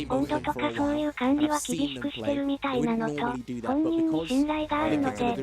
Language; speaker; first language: Japanese; native; Japanese